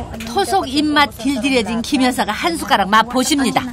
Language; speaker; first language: Korean; native; Korean